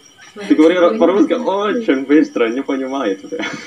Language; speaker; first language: Russian; non-native, learner; Indonesian